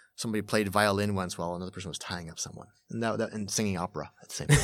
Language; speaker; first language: English; native; English